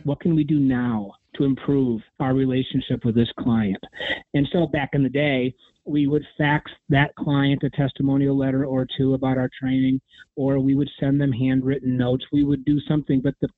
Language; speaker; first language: English; native; English